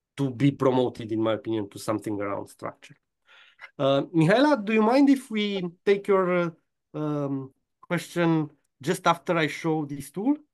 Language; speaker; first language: English; non-native, fluent; Romanian